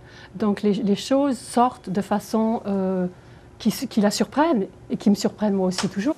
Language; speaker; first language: French; native; French